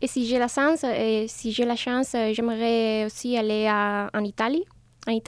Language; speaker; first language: French; non-native, learner; Spanish